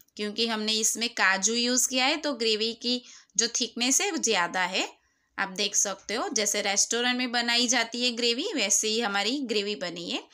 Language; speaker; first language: Hindi; non-native, local second language; Gujarati